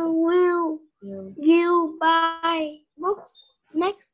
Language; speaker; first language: English; non-native, learner; Vietnamese